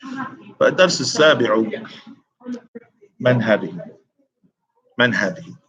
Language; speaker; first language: Arabic; non-native, fluent; English